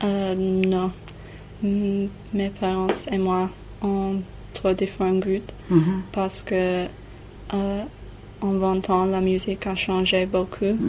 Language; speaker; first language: French; non-native, learner; English